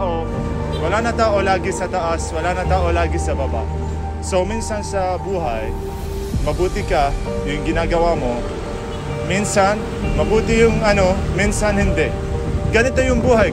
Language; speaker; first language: Filipino; non-native, learner; Arabic